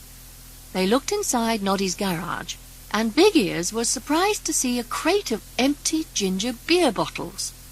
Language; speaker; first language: English; native; English